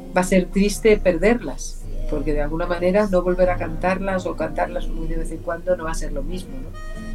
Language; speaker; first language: Spanish; native; Spanish